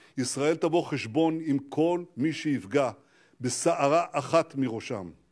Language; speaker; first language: Hebrew; native; Hebrew